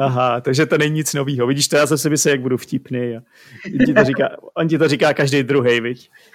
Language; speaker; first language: Czech; native; Czech